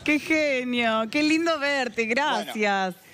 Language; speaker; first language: Spanish; native; Spanish